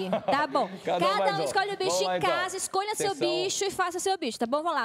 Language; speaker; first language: Portuguese; native; Portuguese